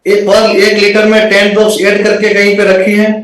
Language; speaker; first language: Hindi; non-native, local second language; Gujarati